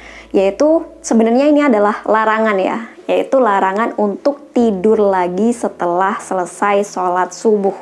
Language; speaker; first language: Indonesian; native; Indonesian